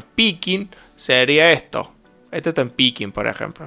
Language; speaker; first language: Spanish; native; Spanish